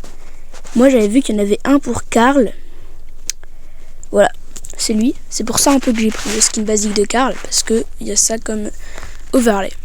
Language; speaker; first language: French; native; French